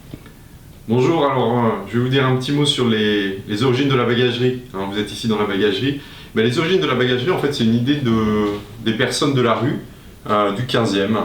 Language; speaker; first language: French; native; French